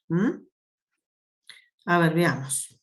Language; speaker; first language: Spanish; native; Spanish